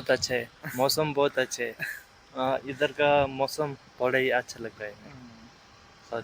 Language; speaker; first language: Hindi; non-native, local second language; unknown